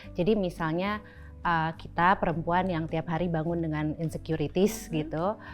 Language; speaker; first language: Indonesian; native; Indonesian